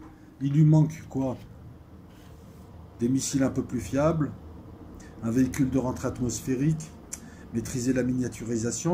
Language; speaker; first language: French; native; French